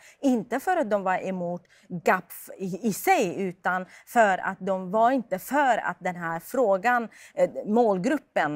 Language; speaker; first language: Swedish; non-native, fluent; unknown